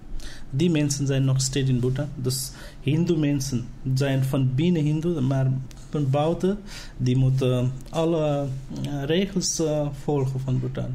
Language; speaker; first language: Dutch; non-native, learner; Nepali